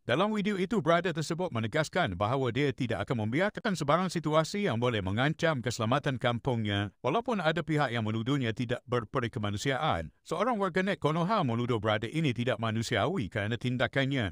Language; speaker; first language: Malay; native; Malay